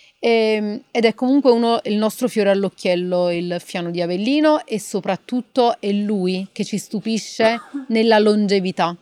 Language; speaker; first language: Italian; native; Italian